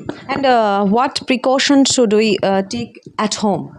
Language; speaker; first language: English; non-native, local second language; Bangla